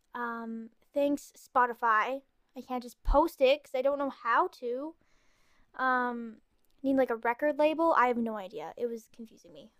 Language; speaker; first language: English; native; English